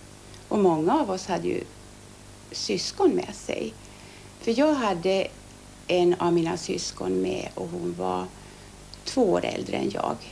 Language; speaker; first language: Swedish; early bilingual, other home language; Finnish